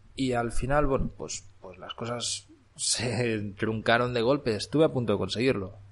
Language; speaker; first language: Spanish; native; Spanish